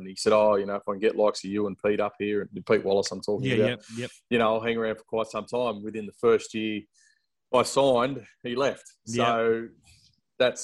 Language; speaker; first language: English; native; English